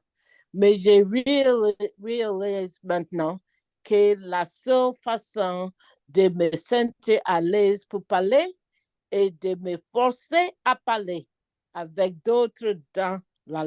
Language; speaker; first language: French; non-native, learner; Akan